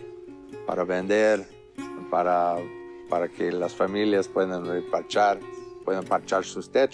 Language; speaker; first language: Spanish; non-native, fluent; English